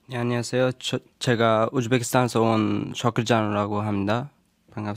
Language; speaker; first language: Korean; non-native, learner; Uzbek